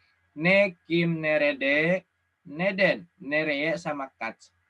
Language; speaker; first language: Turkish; non-native, learner; Indonesian